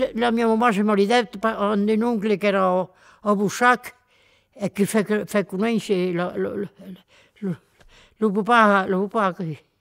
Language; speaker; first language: Occitan; native; Occitan